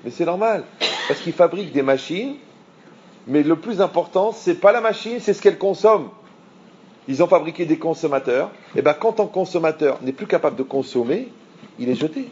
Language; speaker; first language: French; native; French